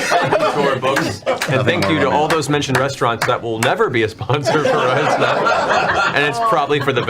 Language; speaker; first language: English; native; English